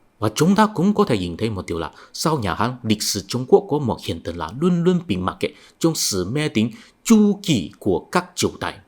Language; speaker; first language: Vietnamese; non-native, fluent; Chinese